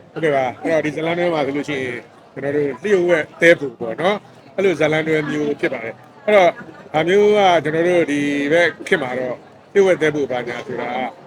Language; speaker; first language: Burmese; native; Burmese